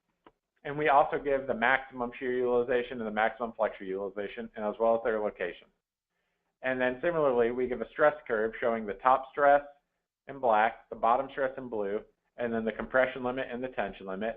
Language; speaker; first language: English; native; English